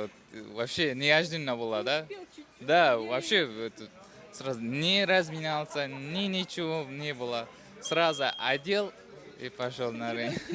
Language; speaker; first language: Russian; non-native, fluent; Uzbek